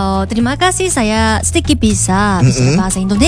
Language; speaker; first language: Indonesian; non-native, learner; Korean